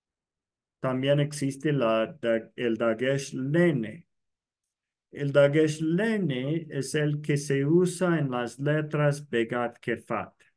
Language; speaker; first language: Spanish; non-native, fluent; English